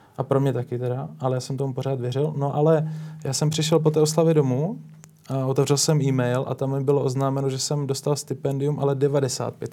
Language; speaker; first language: Czech; native; Czech